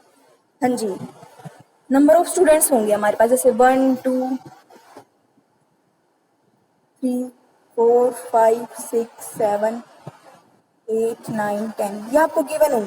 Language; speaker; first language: Hindi; native; Hindi